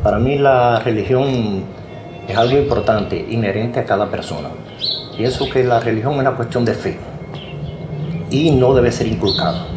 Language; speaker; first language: Spanish; native; Spanish